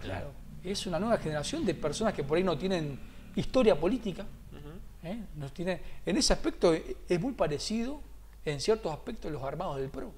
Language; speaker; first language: Spanish; native; Spanish